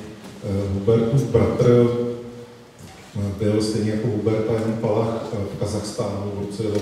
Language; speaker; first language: Czech; native; Czech